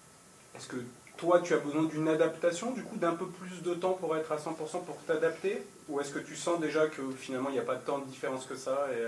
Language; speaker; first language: French; native; French